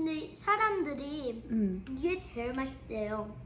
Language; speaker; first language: Korean; early bilingual, heritage; Korean